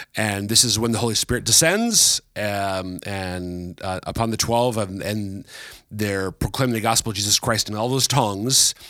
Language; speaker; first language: English; native; English